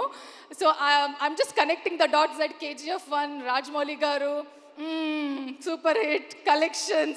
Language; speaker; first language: Telugu; non-native, learner; Kannada